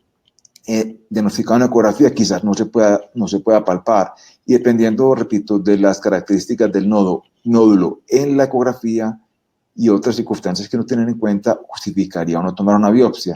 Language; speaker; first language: Spanish; native; Spanish